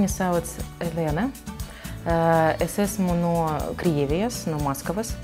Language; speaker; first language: Latvian; non-native, learner; Russian